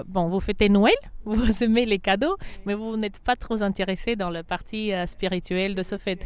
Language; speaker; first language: French; non-native, fluent; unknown